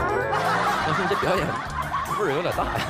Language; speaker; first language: Chinese; native; Chinese